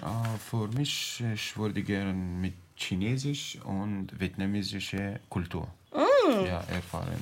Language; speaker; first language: German; non-native, learner; Arabic